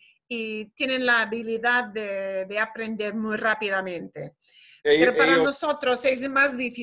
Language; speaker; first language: Spanish; non-native, fluent; English